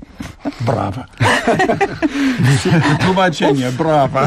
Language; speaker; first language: Polish; non-native, learner; English